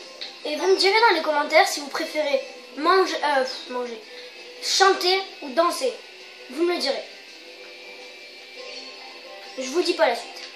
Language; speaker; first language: French; native; French